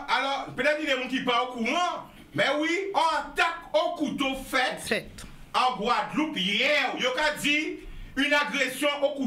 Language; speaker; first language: French; non-native, local second language; Guadeloupean Creole French